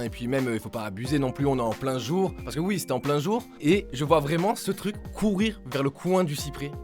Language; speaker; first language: French; native; French